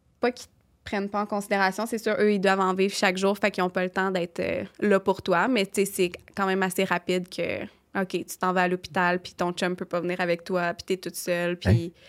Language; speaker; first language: French; native; French